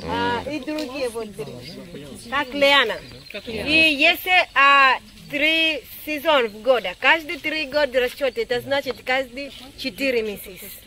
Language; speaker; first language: Russian; non-native, learner; Swahili